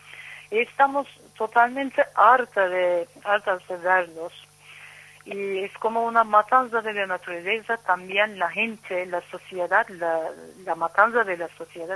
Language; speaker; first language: Spanish; non-native, fluent; Turkish